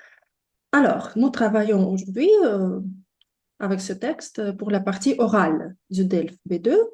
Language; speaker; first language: French; non-native, fluent; Russian